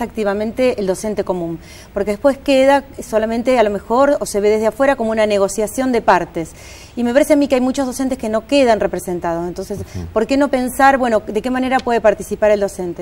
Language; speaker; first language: Spanish; native; Spanish